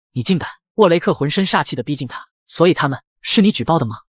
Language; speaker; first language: Chinese; native; Chinese